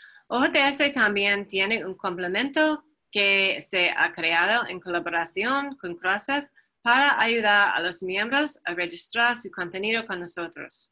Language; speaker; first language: Spanish; non-native, fluent; English